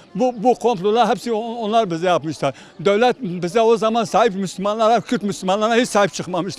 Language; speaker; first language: Turkish; non-native, local second language; Kurdish